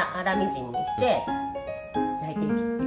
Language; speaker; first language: Japanese; native; Japanese